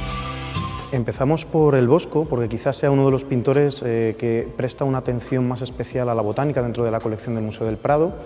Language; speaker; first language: Spanish; native; Spanish